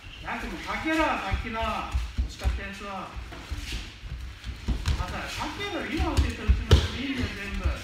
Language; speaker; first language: Japanese; native; Japanese